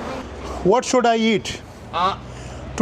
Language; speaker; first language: English; non-native, learner; Urdu